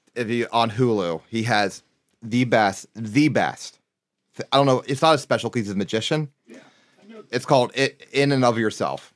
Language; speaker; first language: English; native; English